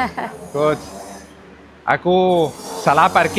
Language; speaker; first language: Indonesian; non-native, learner; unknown